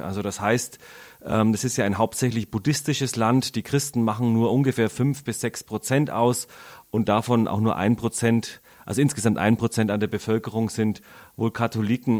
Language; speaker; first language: German; native; German